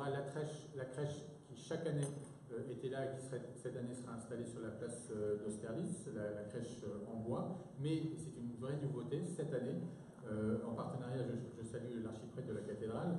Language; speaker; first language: French; native; French